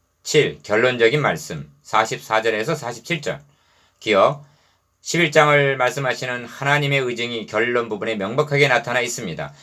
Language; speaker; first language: Korean; native; Korean